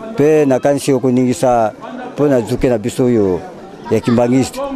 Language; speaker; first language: Lingala; non-native, local second language; Kongo